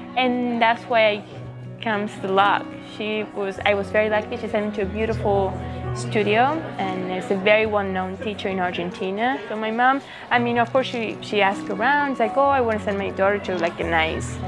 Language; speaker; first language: English; non-native, fluent; Spanish